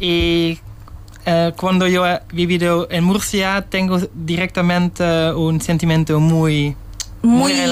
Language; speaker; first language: Spanish; non-native, learner; Dutch